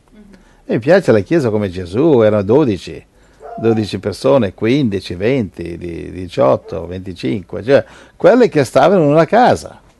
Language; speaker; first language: Italian; native; Italian